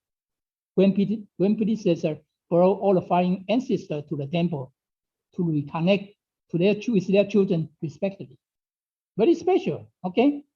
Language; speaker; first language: English; non-native, fluent; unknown